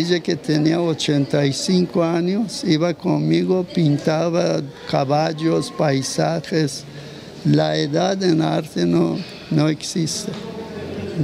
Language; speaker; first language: Spanish; non-native, fluent; Persian